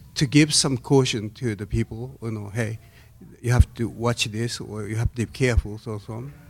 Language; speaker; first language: English; non-native, learner; Japanese